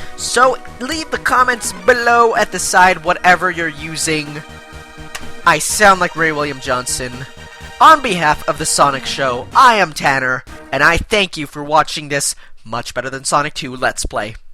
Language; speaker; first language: English; native; English